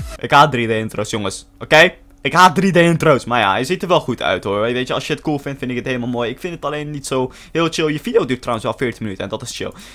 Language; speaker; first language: Dutch; early bilingual, other home language; Turkish